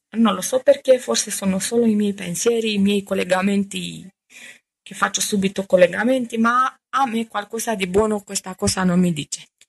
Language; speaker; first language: Italian; non-native, fluent; Romanian